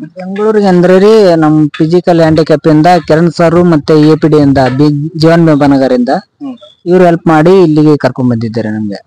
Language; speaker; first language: Kannada; native; Kannada